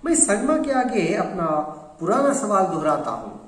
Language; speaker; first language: Hindi; non-native, local second language; Kannada